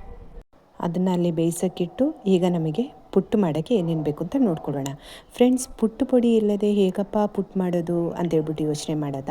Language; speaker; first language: Kannada; native; Kannada